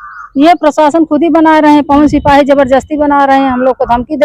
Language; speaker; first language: Hindi; native; Hindi